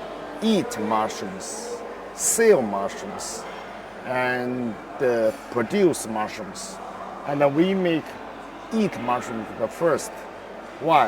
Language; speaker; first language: English; non-native, learner; Chinese